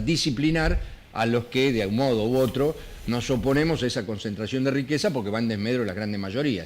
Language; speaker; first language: Spanish; native; Spanish